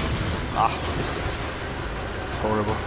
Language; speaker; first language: English; non-native, fluent; Swedish